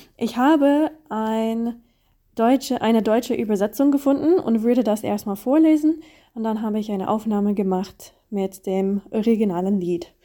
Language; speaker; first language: German; non-native, learner; English